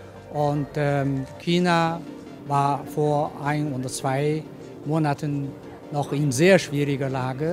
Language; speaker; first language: German; non-native, fluent; Chinese